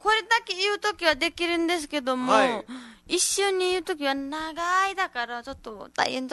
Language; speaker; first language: Japanese; non-native, learner; Nepali